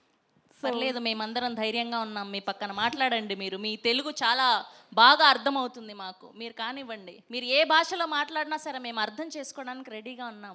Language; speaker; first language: Telugu; native; Telugu